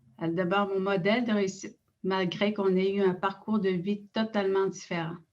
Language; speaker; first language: French; non-native, local second language; Innu-aimun